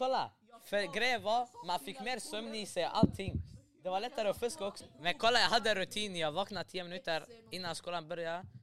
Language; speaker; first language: Swedish; early bilingual, other home language; Arabic